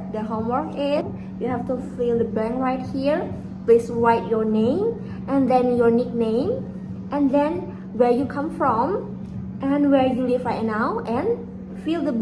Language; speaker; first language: English; non-native, fluent; Indonesian